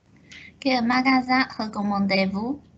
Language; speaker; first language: French; non-native, learner; Chinese